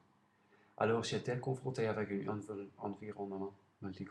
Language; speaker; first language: French; non-native, learner; Dutch